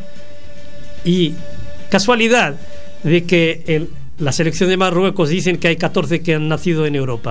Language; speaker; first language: Spanish; non-native, fluent; Arabic